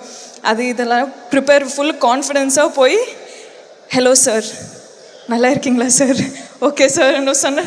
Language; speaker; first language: Tamil; non-native, learner; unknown